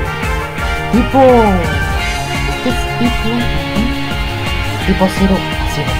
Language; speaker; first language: Spanish; native; Spanish